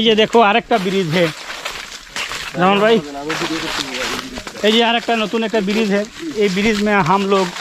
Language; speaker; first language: Hindi; non-native, learner; Bangla